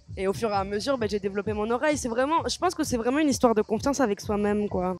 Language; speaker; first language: French; native; French